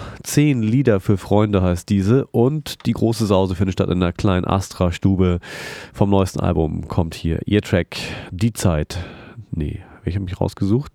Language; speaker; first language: German; native; German